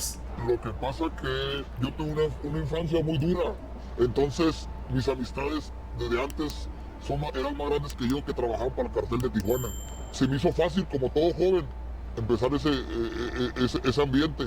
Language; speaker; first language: Spanish; native; Spanish